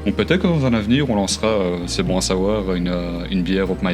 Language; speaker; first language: French; native; French